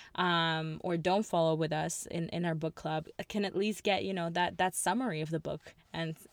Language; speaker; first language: English; early bilingual, other home language; Russian